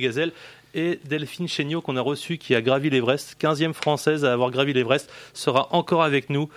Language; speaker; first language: French; native; French